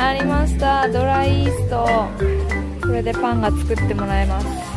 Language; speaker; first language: Japanese; native; Japanese